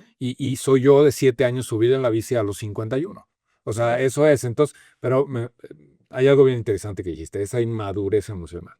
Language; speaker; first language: Spanish; native; Spanish